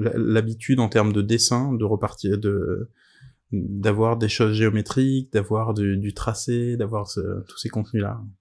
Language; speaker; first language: French; native; French